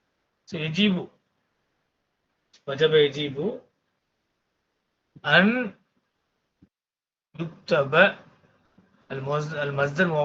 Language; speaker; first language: Arabic; non-native, fluent; Tamil